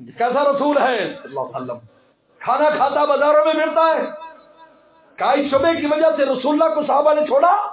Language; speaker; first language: Urdu; non-native, local second language; Punjabi